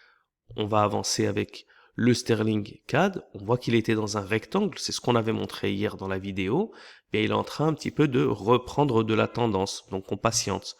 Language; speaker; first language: French; native; French